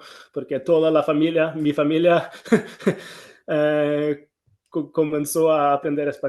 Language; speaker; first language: Spanish; non-native, fluent; Norwegian